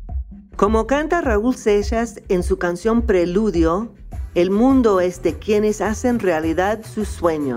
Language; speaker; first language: Spanish; non-native, fluent; English